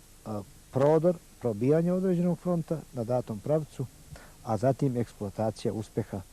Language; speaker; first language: Bosnian; native; Bosnian